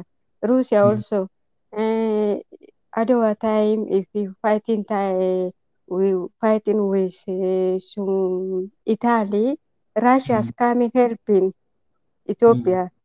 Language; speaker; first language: English; non-native, learner; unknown